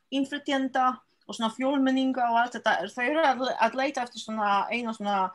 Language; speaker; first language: Icelandic; early bilingual, other home language; French